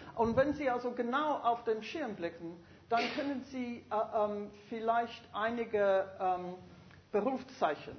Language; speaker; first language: German; non-native, fluent; English